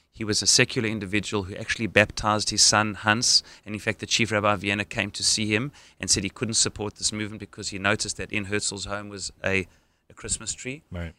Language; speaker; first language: English; native; English